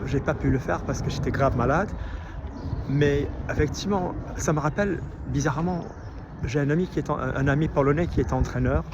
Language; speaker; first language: French; non-native, fluent; English